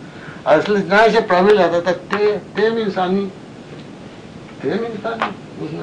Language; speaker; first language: Russian; non-native, learner; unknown